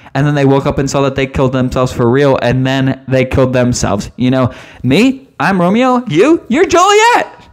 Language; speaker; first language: English; native; English